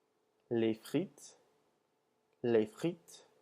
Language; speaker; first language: French; non-native, fluent; English